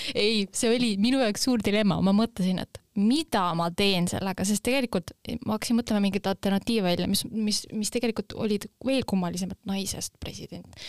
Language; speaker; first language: Estonian; non-native, local second language; Russian